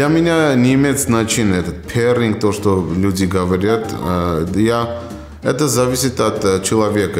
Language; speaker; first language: Russian; non-native, learner; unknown